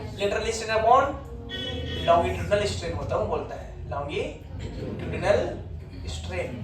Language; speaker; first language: Hindi; native; Hindi